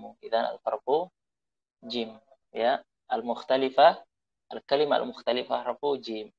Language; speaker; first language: Arabic; non-native, fluent; Indonesian